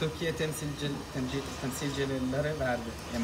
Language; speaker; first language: Turkish; non-native, learner; Arabic